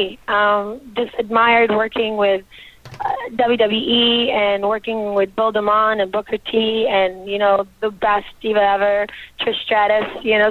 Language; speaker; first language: English; native; English